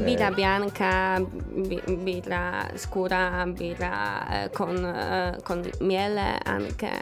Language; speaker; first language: Italian; non-native, fluent; Polish